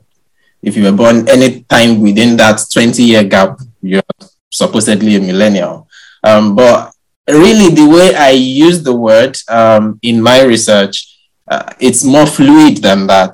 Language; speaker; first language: English; non-native, local second language; Yoruba